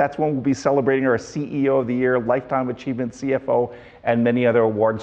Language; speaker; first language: English; native; English